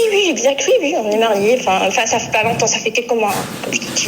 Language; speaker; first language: French; native; French